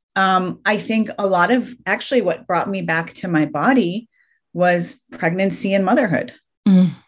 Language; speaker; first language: English; early bilingual, other home language; Persian